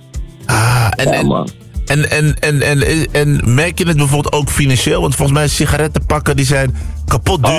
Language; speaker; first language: Dutch; native; Dutch